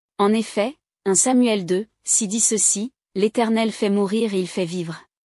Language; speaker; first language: French; non-native, local second language; Rundi